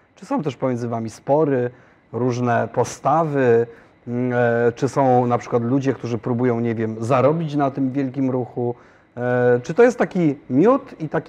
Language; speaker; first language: Polish; native; Polish